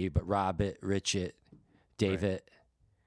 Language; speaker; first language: English; native; English